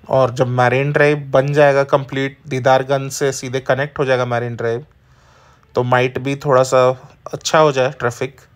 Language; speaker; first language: Hindi; native; Hindi